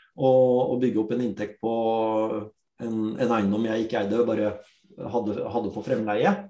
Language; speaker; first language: Norwegian; early bilingual, other home language; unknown